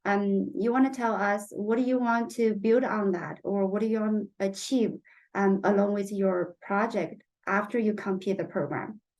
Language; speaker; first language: English; non-native, fluent; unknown